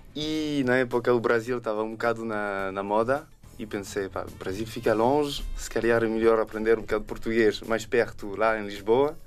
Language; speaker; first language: Portuguese; non-native, fluent; French